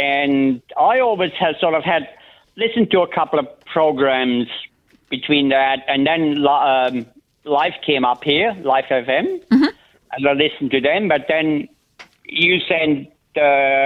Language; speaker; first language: English; non-native, fluent; German